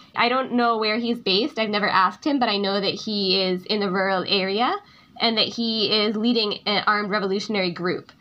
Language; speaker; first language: English; native; English